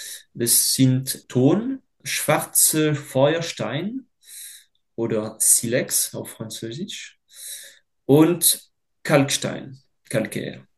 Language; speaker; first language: German; non-native, fluent; French